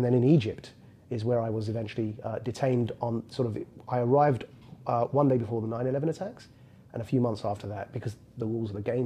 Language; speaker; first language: English; native; English